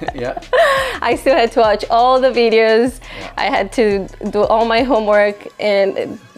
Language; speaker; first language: English; non-native, fluent; Portuguese